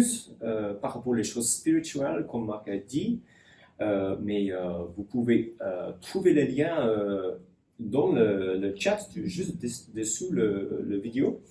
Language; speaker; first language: French; non-native, fluent; English